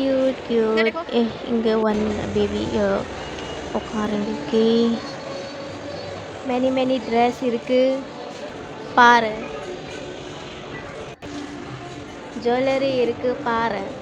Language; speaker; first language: Tamil; non-native, learner; Hindi